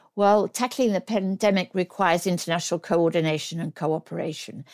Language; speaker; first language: English; native; English